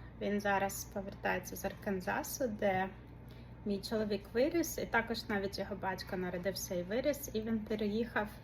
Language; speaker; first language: Ukrainian; native; Ukrainian